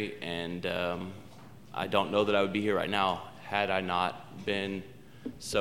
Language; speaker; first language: English; native; English